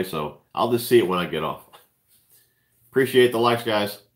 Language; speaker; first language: English; native; English